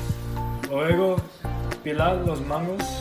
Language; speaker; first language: Spanish; non-native, learner; English